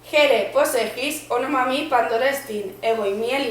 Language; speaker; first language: Greek; non-native, learner; Catalan